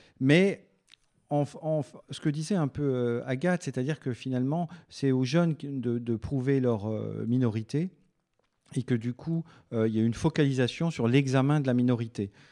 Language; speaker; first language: French; native; French